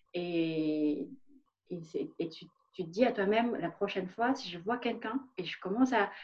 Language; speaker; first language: French; non-native, fluent; Vietnamese